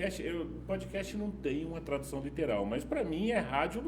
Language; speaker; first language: Portuguese; native; Portuguese